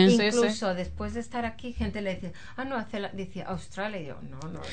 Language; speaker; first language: Spanish; native; Spanish